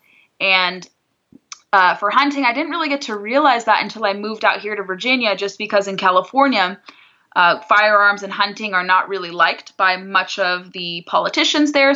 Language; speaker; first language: English; native; English